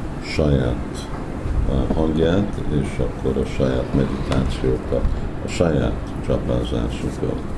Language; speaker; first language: Hungarian; early bilingual, heritage; Hungarian